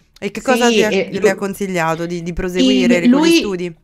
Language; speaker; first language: Italian; native; Italian